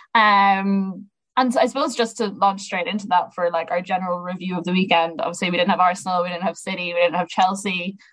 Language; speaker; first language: English; native; English